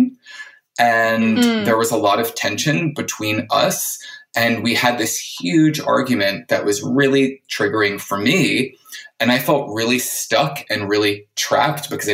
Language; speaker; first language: English; native; English